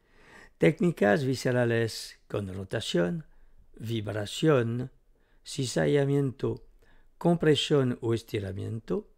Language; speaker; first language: Spanish; native; Spanish